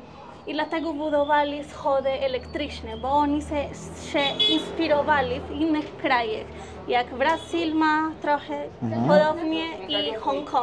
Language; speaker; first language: Polish; non-native, learner; Spanish